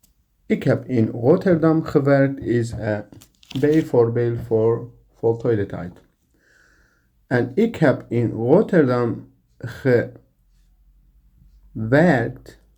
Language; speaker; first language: Dutch; non-native, learner; Turkish